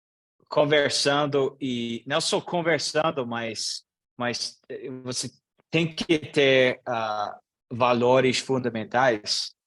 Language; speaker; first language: Portuguese; non-native, learner; English